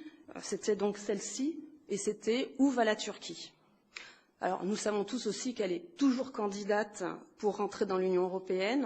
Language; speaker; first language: French; native; French